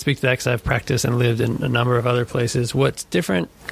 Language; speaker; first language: English; native; English